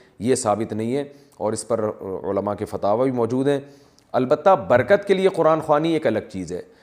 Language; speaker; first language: Urdu; native; Urdu